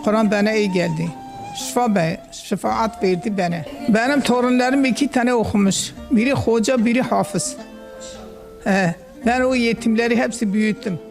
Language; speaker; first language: Turkish; non-native, local second language; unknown